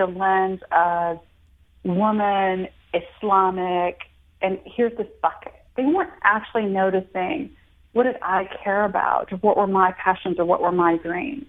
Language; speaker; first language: English; native; English